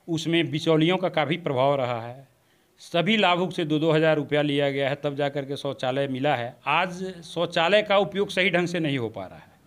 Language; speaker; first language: Hindi; native; Hindi